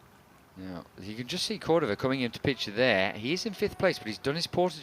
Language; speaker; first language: English; native; English